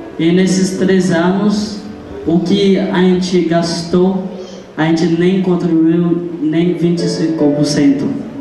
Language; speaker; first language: Portuguese; non-native, fluent; Haitian Creole